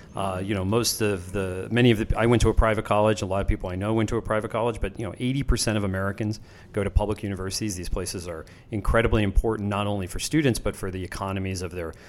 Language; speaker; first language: English; native; English